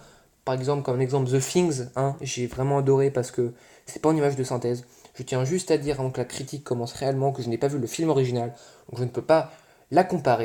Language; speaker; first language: French; native; French